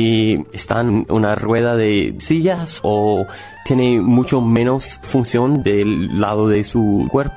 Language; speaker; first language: Spanish; non-native, fluent; English